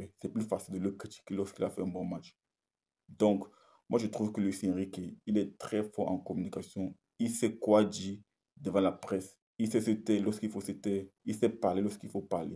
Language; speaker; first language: French; native; French